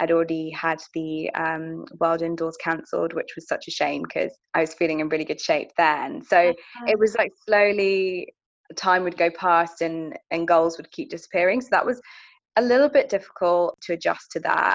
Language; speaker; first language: English; native; English